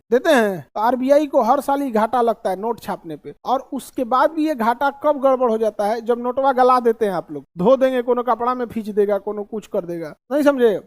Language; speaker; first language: Hindi; native; Hindi